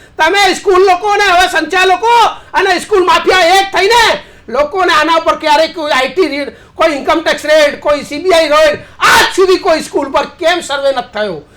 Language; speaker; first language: Gujarati; native; Gujarati